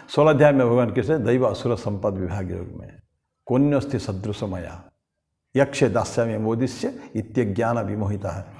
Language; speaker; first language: Hindi; non-native, local second language; Bangla